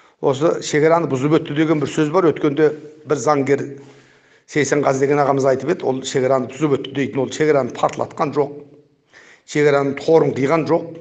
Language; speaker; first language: Kazakh; early bilingual, heritage; Kazakh